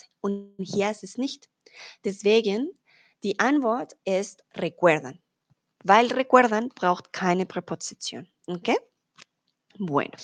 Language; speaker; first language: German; non-native, fluent; Spanish